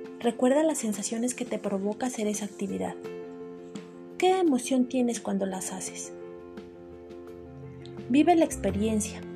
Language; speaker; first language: Spanish; native; Spanish